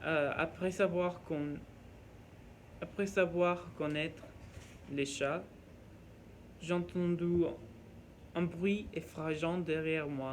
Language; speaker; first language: French; non-native, learner; Norwegian